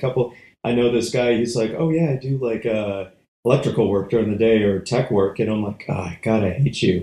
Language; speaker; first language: English; native; English